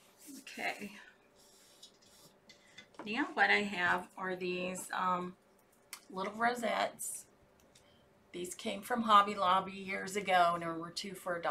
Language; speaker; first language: English; native; English